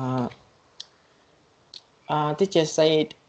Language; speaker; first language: English; non-native, learner; Vietnamese